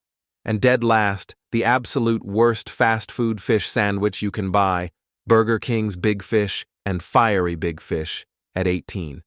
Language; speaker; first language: English; native; English